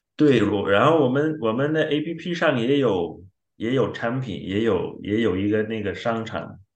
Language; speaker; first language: Chinese; non-native, fluent; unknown